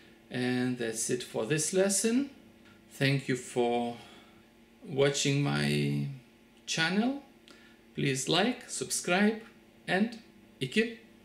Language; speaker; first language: English; non-native, fluent; Lithuanian